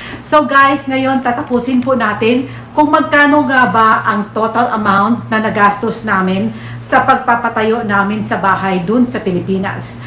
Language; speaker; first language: Filipino; non-native, local second language; Cebuano